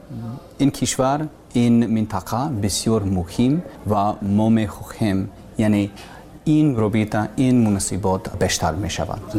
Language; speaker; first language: Persian; non-native, learner; English